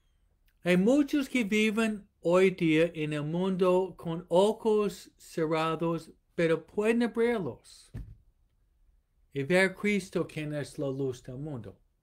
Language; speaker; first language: Spanish; non-native, fluent; English